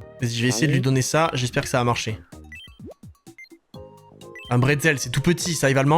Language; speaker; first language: French; native; French